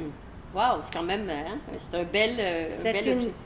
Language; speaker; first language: French; native; French